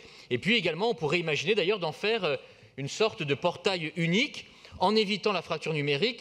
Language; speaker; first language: French; native; French